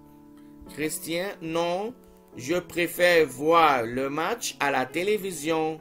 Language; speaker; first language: French; non-native, fluent; Arabic